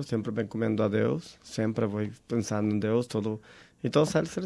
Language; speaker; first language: Portuguese; non-native, learner; Spanish